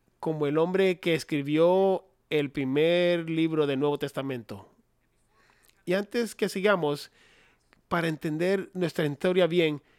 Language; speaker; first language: Spanish; non-native, fluent; English